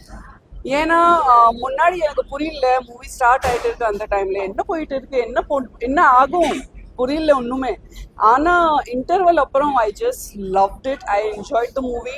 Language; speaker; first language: Tamil; non-native, fluent; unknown